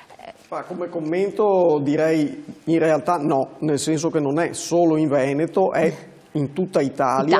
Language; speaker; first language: Italian; native; Italian